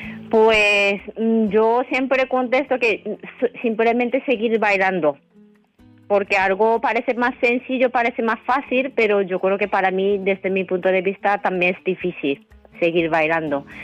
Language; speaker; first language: Spanish; non-native, fluent; Japanese